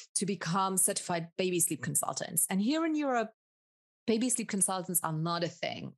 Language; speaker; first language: English; early bilingual, other home language; Spanish